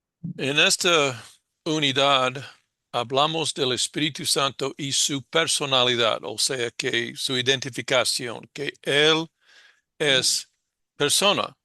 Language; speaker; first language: Spanish; non-native, fluent; English